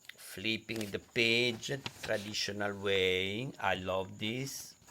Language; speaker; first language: English; non-native, fluent; Italian